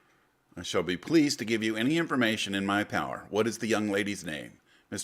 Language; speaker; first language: English; native; English